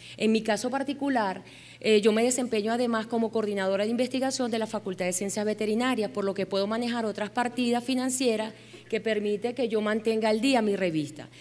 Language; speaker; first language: Spanish; native; Spanish